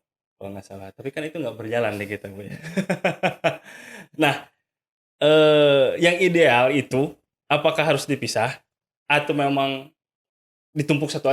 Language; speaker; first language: Indonesian; native; Indonesian